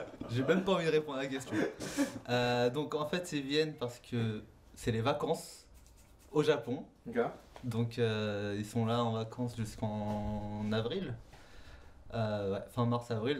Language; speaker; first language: French; native; French